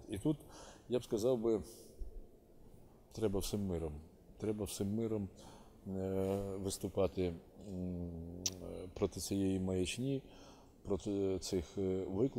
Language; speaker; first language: Ukrainian; native; Ukrainian